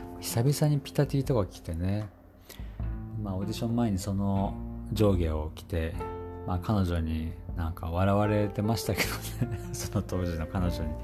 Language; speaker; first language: Japanese; native; Japanese